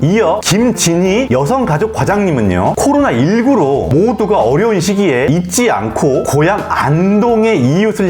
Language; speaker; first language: Korean; native; Korean